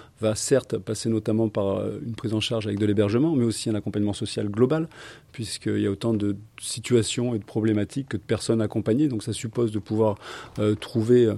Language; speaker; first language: French; native; French